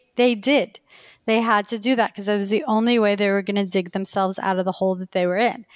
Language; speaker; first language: English; early bilingual, other home language; Persian